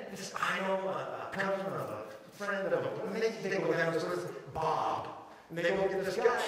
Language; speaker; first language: English; early bilingual, other home language; Korean